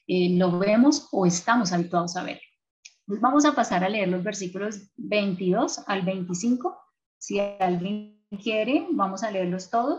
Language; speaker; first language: Spanish; native; Spanish